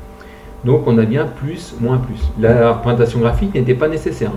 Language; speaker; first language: French; native; French